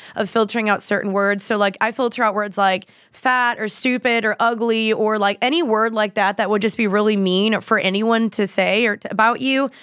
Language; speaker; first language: English; native; English